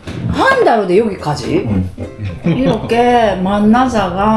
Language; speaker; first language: Korean; non-native, learner; Japanese